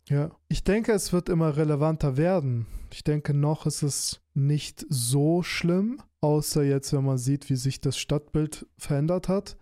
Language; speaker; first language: German; early bilingual, other home language; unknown